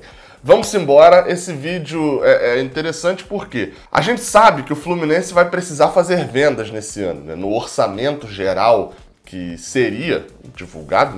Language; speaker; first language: Portuguese; native; Portuguese